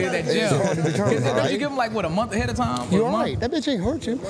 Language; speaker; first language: English; native; English